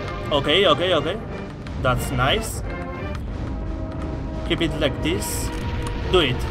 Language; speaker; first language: English; non-native, fluent; Spanish